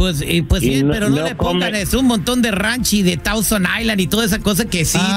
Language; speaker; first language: Spanish; native; Spanish